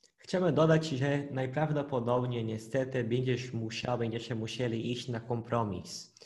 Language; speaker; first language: Polish; non-native, fluent; Portuguese